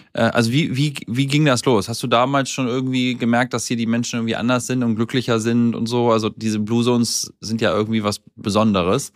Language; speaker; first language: German; native; German